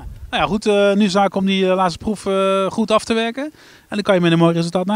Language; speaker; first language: Dutch; native; Dutch